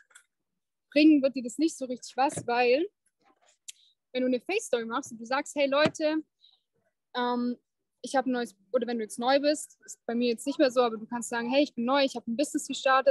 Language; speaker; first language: German; native; German